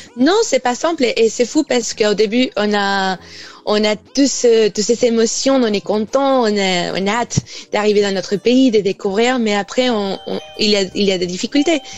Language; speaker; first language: French; non-native, fluent; Spanish